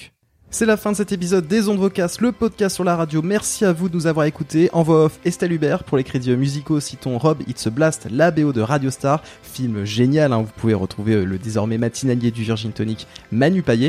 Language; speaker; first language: French; native; French